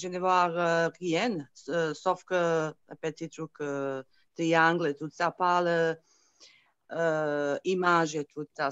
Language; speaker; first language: French; non-native, learner; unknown